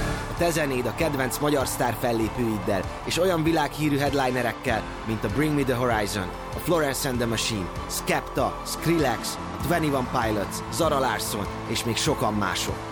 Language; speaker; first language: Hungarian; native; Hungarian